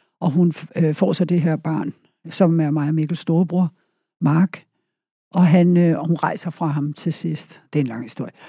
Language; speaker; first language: Danish; native; Danish